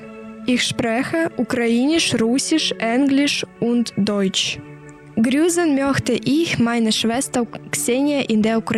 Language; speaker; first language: German; non-native, learner; Ukrainian